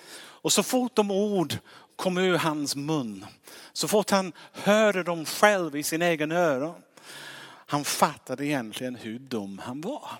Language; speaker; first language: Swedish; non-native, fluent; English